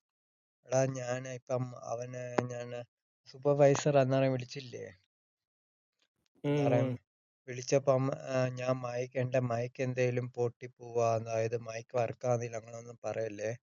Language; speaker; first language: Malayalam; early bilingual, heritage; Malayalam